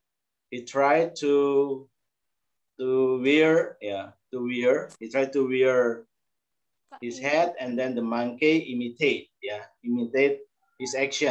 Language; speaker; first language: English; non-native, learner; Indonesian